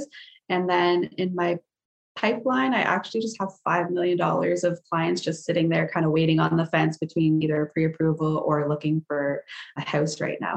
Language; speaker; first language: English; native; English